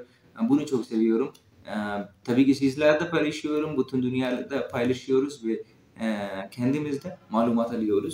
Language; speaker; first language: Turkish; non-native, fluent; Urdu